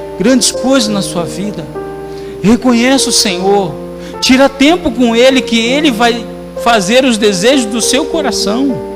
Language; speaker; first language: Portuguese; native; Portuguese